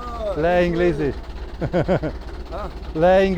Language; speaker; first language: Arabic; non-native, learner; Latvian